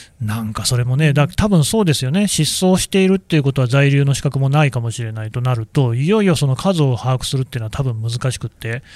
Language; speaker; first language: Japanese; native; Japanese